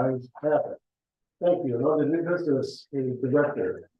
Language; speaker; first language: English; native; English